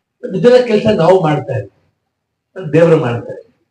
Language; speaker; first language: Kannada; non-native, local second language; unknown